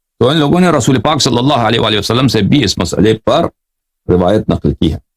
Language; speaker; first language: Urdu; non-native, fluent; Persian